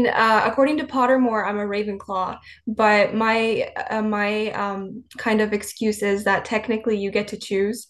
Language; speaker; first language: English; native; English